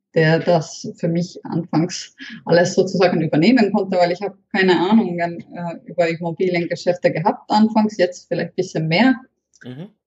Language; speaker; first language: German; non-native, fluent; Estonian